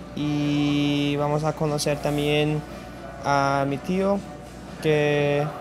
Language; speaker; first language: Spanish; non-native, fluent; English